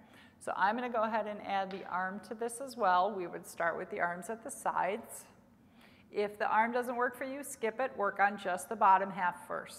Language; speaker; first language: English; native; English